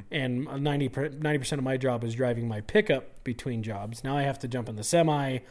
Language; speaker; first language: English; native; English